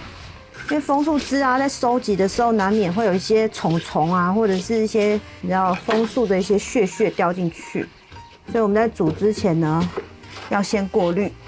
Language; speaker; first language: Chinese; native; Chinese